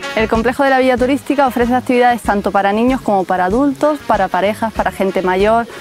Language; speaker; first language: Spanish; native; Spanish